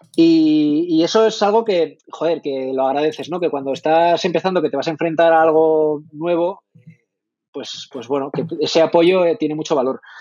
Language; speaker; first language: Spanish; native; Spanish